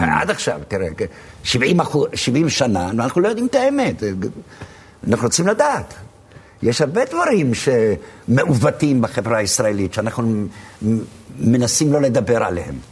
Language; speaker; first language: Hebrew; early bilingual, other home language; Arabic